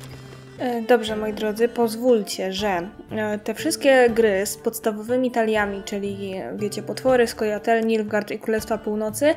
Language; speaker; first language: Polish; native; Polish